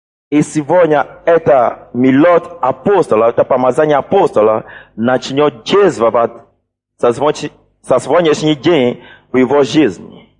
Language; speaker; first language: Russian; non-native, fluent; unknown